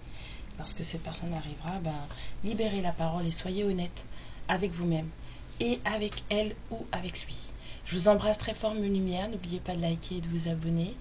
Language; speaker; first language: French; native; French